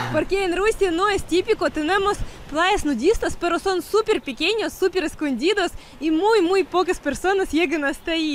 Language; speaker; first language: Spanish; non-native, fluent; Russian